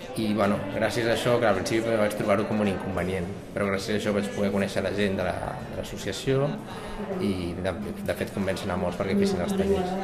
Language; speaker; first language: Catalan; native; Catalan